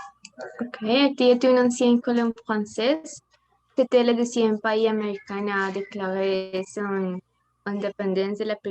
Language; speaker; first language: French; non-native, learner; Spanish